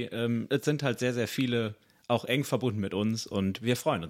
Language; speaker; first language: German; native; German